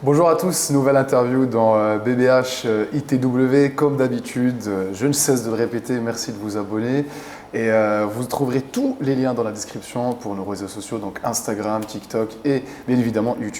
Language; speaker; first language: French; native; French